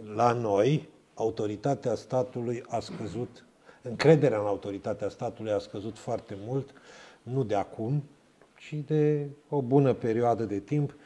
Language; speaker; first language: Romanian; native; Romanian